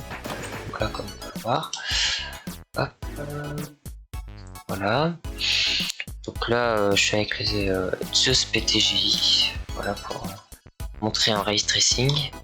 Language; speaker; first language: French; native; French